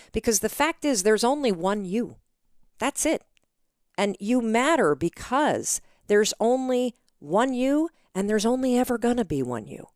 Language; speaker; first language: English; native; English